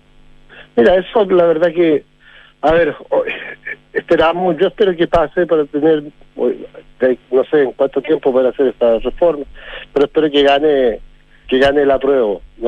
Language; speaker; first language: Spanish; native; Spanish